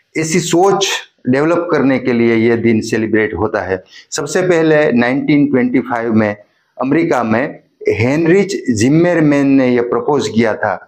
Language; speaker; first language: Hindi; non-native, local second language; Gujarati